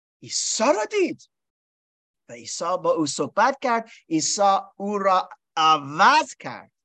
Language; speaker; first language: Persian; non-native, learner; English